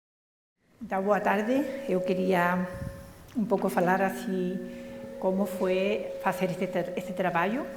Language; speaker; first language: Portuguese; non-native, fluent; Spanish